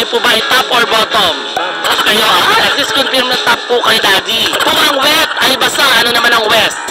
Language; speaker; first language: Filipino; native; Filipino